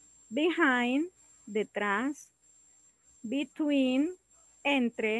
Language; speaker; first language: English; non-native, learner; Spanish